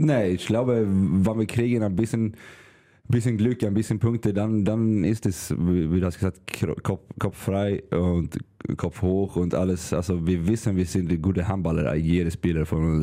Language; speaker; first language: German; non-native, learner; Swedish